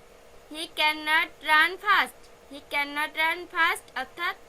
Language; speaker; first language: English; non-native, fluent; Bangla